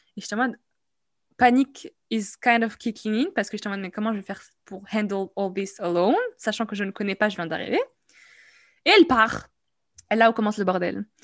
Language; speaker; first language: French; non-native, local second language; Arabic